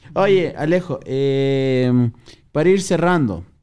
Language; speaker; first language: Spanish; native; Spanish